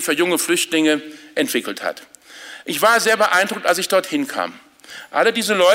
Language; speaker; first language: German; native; German